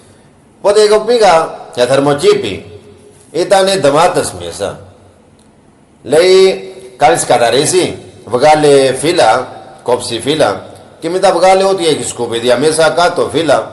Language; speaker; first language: Greek; non-native, learner; Punjabi